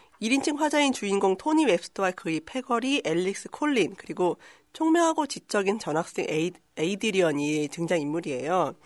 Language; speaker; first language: Korean; native; Korean